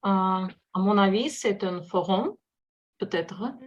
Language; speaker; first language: French; non-native, fluent; Russian